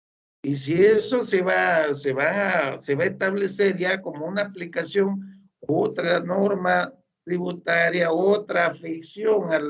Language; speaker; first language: Spanish; native; Spanish